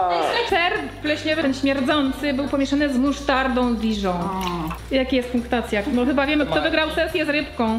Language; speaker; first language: Polish; native; Polish